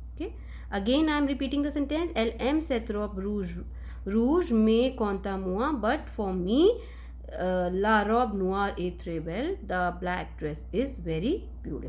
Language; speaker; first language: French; non-native, fluent; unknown